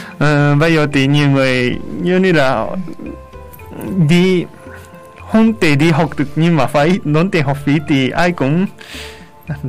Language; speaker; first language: Vietnamese; non-native, fluent; Japanese